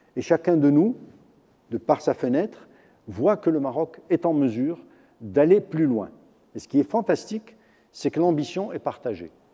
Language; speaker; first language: French; non-native, local second language; Arabic